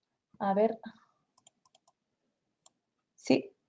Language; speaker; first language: Spanish; native; Spanish